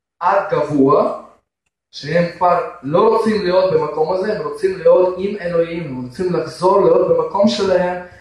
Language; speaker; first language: Hebrew; non-native, fluent; Russian